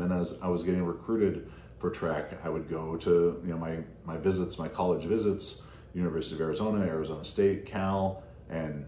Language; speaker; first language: English; native; English